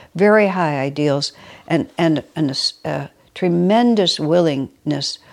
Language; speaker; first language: English; native; English